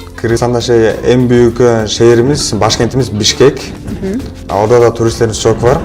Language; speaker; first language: Turkish; non-native, learner; Kyrgyz